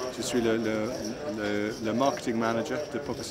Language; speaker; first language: French; non-native, fluent; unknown